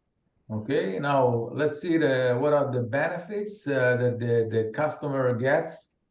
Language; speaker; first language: English; non-native, fluent; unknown